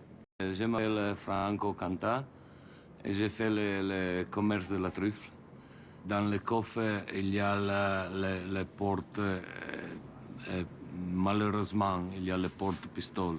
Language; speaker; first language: French; non-native, learner; Italian